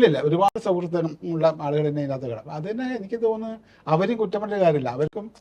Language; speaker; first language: Malayalam; native; Malayalam